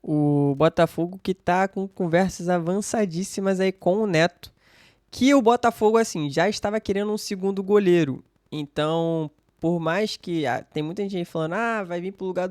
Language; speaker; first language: Portuguese; native; Portuguese